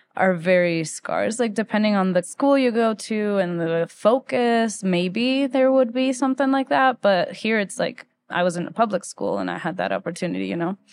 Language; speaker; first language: English; early bilingual, other home language; Spanish